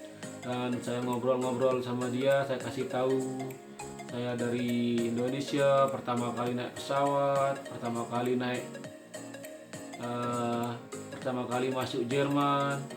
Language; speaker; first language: Indonesian; non-native, local second language; Sasak